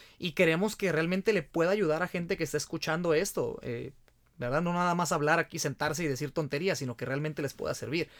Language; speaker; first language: Spanish; native; Spanish